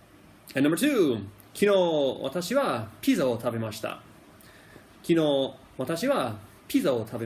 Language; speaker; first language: Japanese; non-native, fluent; English